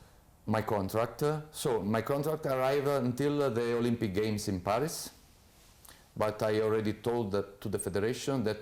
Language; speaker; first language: English; non-native, fluent; Italian